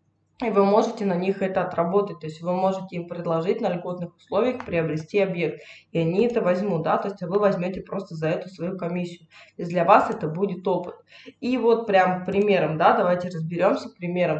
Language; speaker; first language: Russian; native; Russian